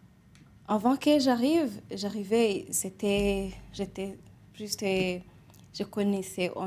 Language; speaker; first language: French; non-native, learner; Kinyarwanda